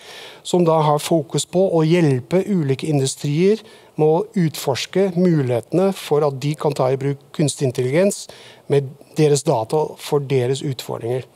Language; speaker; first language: Norwegian; non-native, fluent; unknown